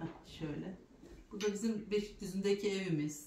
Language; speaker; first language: Turkish; native; Turkish